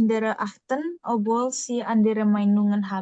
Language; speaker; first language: German; non-native, learner; Indonesian